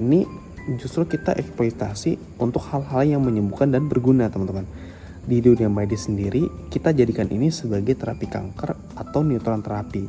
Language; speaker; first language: Indonesian; native; Indonesian